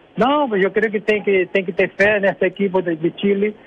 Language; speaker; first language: Spanish; non-native, learner; Portuguese